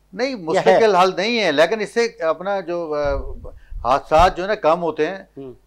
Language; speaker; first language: Urdu; native; Urdu